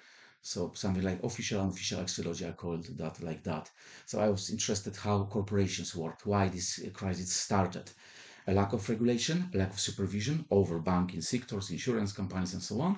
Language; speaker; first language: English; non-native, fluent; Polish